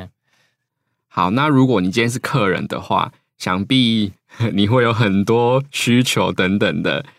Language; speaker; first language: Chinese; native; Chinese